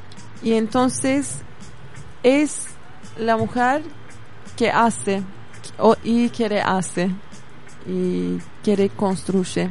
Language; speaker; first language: Spanish; non-native, fluent; Kurdish